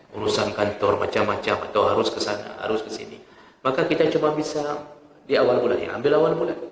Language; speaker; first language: Malay; non-native, local second language; Achinese